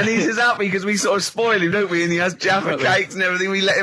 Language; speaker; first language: English; native; English